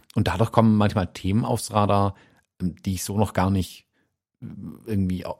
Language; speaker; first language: German; non-native, fluent; English